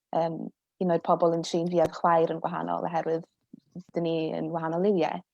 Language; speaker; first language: Welsh; non-native, local second language; English